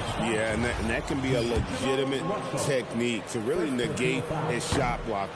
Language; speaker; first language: English; native; English